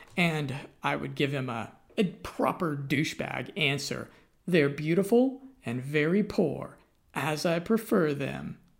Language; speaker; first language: English; native; English